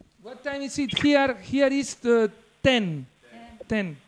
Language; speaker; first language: English; non-native, learner; Spanish